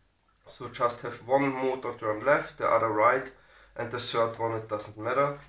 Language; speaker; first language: English; non-native, fluent; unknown